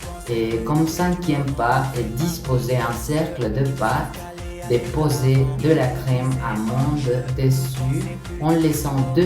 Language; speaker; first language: French; non-native, learner; Spanish